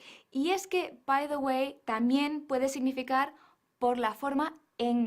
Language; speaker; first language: Spanish; non-native, fluent; English